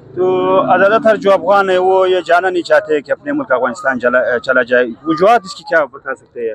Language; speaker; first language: Urdu; non-native, local second language; Pashto